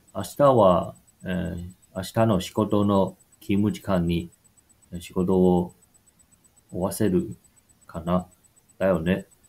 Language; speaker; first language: Japanese; non-native, learner; Chinese